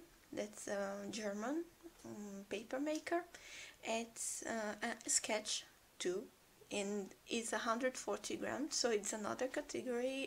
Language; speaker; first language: English; non-native, fluent; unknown